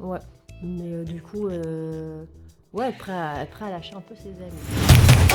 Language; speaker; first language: French; native; French